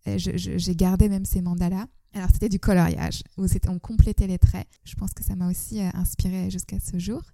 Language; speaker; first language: French; non-native, fluent; Turkish